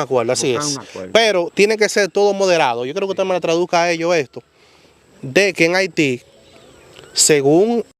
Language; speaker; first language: Spanish; native; Spanish